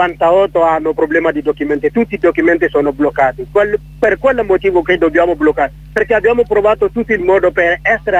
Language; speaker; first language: Italian; non-native, learner; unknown